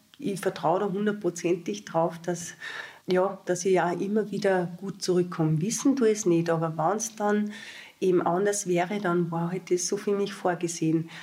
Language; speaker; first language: German; native; German